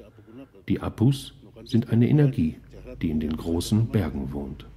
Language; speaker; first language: German; native; German